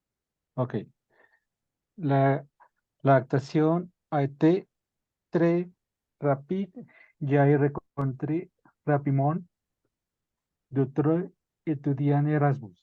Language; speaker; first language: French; non-native, learner; Spanish